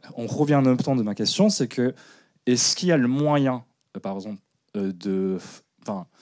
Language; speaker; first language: French; non-native, fluent; Japanese